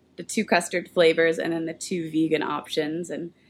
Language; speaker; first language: English; native; English